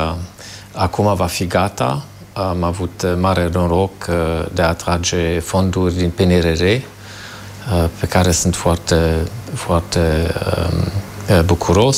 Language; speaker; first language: Romanian; non-native, fluent; German